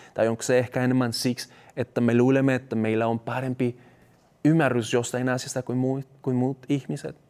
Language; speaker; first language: Finnish; non-native, fluent; Spanish